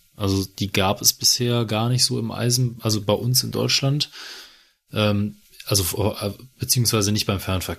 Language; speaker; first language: German; native; German